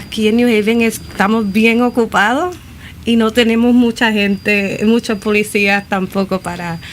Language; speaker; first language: Spanish; early bilingual, other home language; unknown